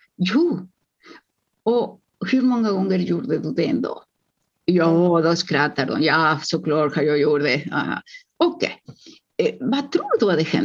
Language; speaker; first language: Swedish; non-native, fluent; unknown